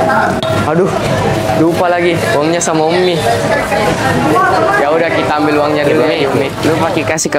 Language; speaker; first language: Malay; early bilingual, heritage; Malay